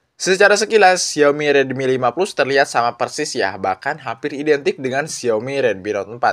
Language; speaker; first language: Indonesian; non-native, local second language; Sundanese